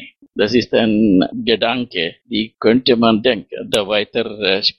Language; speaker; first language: German; non-native, fluent; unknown